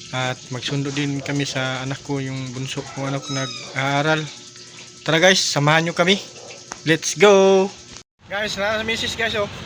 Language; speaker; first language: Filipino; non-native, local second language; Cebuano